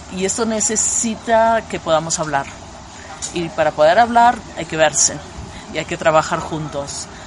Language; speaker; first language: Spanish; non-native, fluent; German